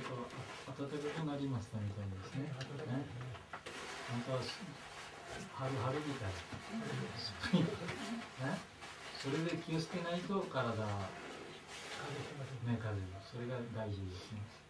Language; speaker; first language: Japanese; non-native, learner; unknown